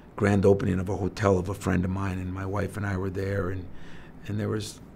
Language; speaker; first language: English; native; English